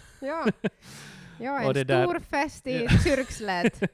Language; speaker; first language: Swedish; non-native, local second language; Finnish